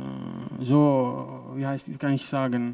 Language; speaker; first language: German; non-native, local second language; Italian